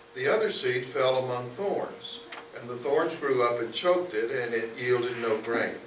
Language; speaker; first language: English; native; English